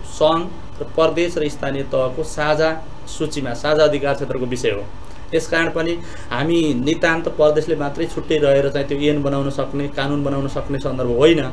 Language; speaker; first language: Nepali; native; Nepali